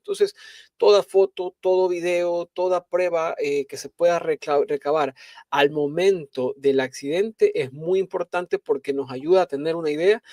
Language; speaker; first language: Spanish; native; Spanish